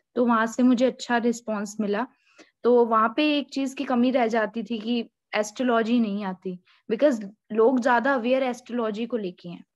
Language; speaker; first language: Hindi; native; Hindi